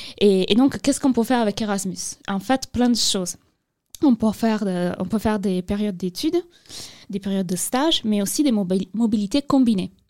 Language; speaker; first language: French; non-native, fluent; Italian